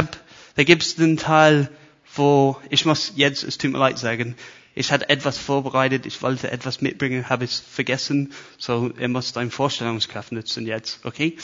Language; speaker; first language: German; non-native, fluent; English